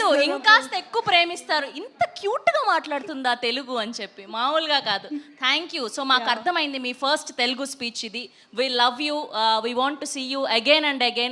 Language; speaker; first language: Telugu; native; Telugu